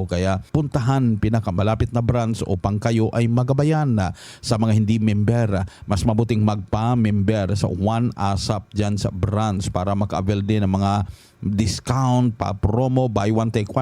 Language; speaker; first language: Filipino; native; Filipino